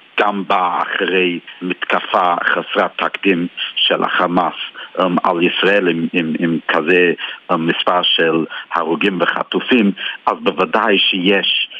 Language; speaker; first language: Hebrew; non-native, fluent; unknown